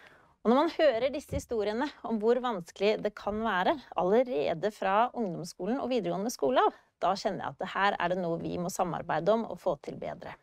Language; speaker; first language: Norwegian; native; Norwegian